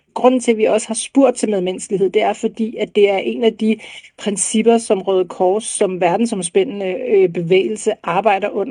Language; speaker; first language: Danish; native; Danish